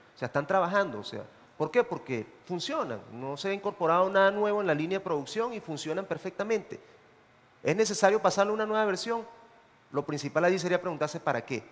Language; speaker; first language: Spanish; native; Spanish